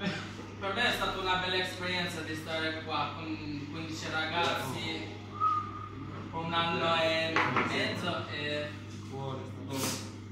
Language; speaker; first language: Italian; non-native, learner; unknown